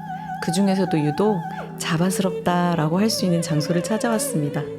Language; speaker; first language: Korean; native; Korean